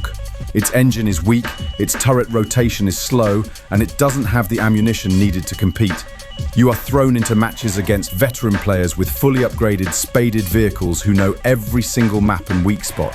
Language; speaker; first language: English; native; English